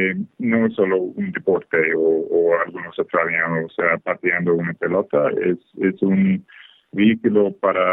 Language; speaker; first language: Spanish; non-native, fluent; English